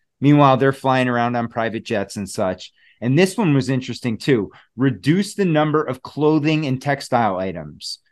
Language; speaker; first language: English; native; English